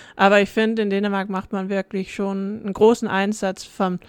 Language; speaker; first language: German; early bilingual, heritage; Danish